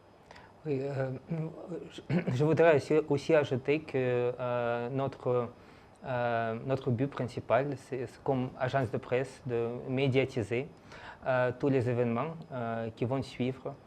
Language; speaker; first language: French; non-native, fluent; Russian